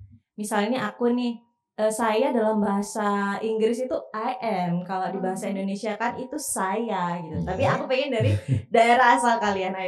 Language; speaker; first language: Indonesian; native; Indonesian